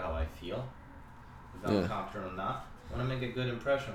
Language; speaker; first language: English; non-native, fluent; Polish